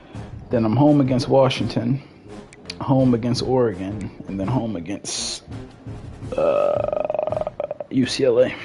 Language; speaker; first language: English; native; English